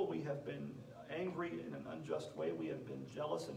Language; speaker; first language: English; native; English